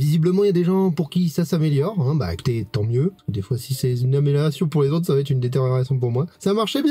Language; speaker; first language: French; native; French